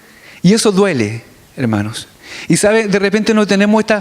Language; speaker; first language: Spanish; native; Spanish